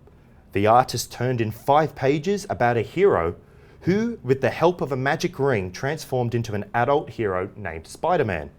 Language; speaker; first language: English; native; English